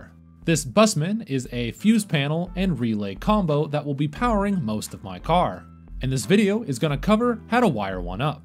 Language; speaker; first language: English; native; English